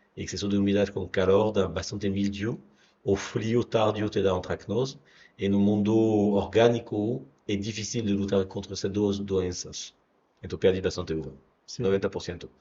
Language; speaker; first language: Portuguese; non-native, fluent; French